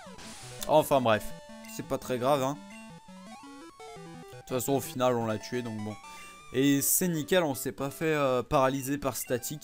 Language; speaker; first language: French; native; French